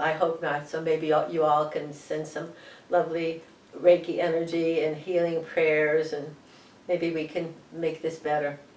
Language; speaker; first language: English; native; English